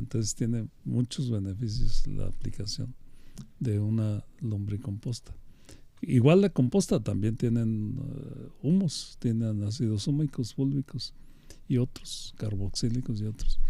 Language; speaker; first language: Spanish; native; Spanish